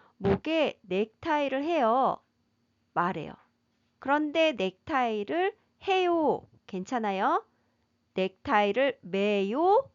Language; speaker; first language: Korean; native; Korean